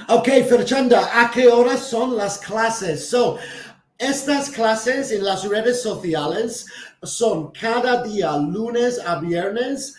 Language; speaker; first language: Spanish; non-native, fluent; English